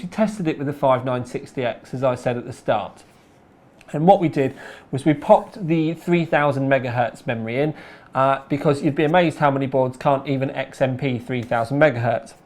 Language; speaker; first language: English; native; English